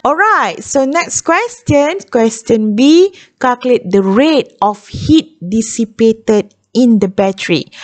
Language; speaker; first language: English; non-native, local second language; Malay